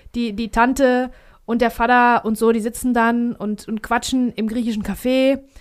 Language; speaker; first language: German; early bilingual, heritage; Greek